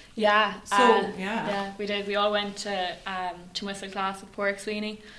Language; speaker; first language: English; native; English